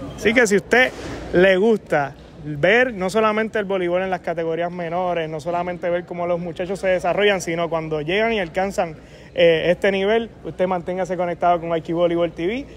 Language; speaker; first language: Spanish; native; Spanish